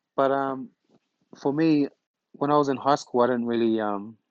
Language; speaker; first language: English; early bilingual, other home language; Tongan